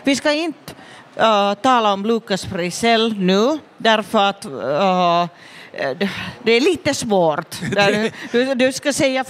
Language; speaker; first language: Swedish; non-native, fluent; Finnish